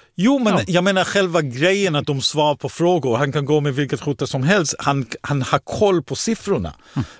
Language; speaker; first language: Swedish; non-native, fluent; Hebrew